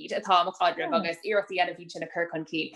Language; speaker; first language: Irish; native; Irish